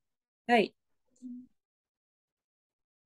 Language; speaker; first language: Japanese; non-native, learner; Indonesian